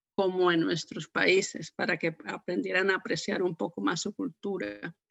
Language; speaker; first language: Spanish; native; Spanish